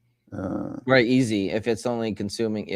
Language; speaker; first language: English; native; English